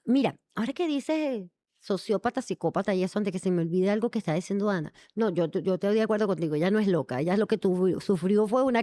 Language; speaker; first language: Spanish; native; Spanish